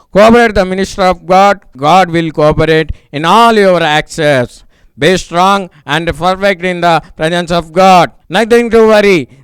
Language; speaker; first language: English; non-native, local second language; Telugu